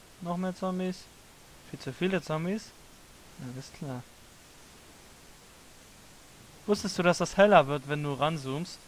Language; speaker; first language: German; native; German